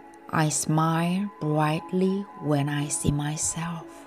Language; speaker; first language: English; non-native, fluent; Korean